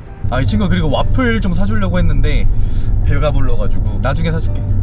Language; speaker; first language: Korean; native; Korean